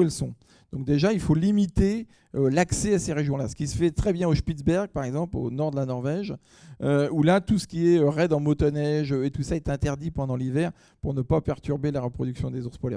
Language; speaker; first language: French; native; French